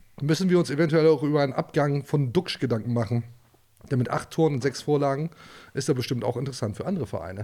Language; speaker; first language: German; native; German